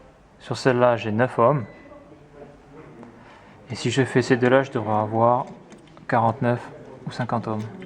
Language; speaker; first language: French; native; French